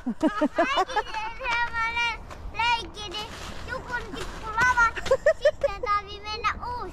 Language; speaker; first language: Finnish; early bilingual, other home language; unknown